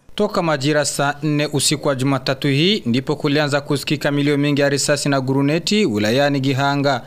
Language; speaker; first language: Swahili; non-native, local second language; Rundi